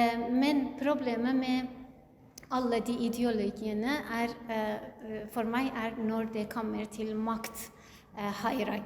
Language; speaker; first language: Norwegian; non-native, learner; Kurdish